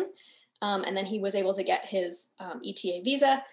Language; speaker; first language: English; native; English